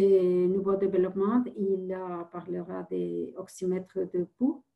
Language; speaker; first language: French; non-native, fluent; Spanish